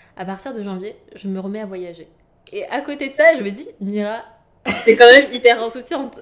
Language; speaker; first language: French; native; French